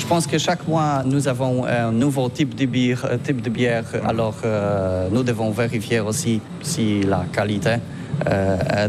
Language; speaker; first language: French; non-native, learner; Polish